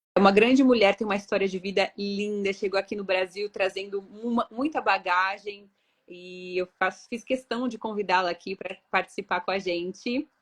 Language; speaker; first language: Portuguese; native; Portuguese